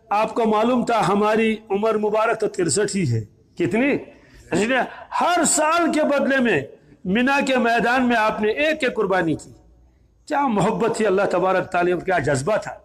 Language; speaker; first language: Urdu; native; Urdu